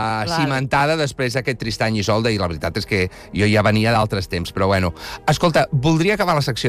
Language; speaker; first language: Catalan; native; Catalan